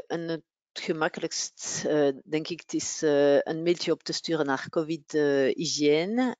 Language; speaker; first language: Dutch; non-native, local second language; French